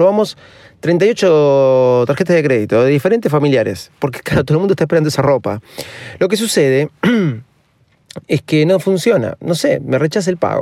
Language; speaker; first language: Spanish; native; Spanish